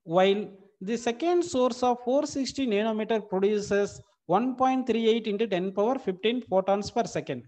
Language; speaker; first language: English; non-native, local second language; Tamil